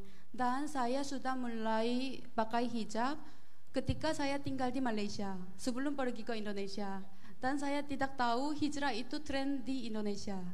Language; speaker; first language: Indonesian; non-native, learner; Korean